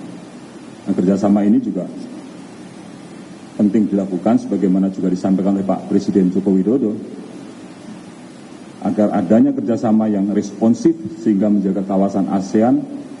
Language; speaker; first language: Indonesian; native; Indonesian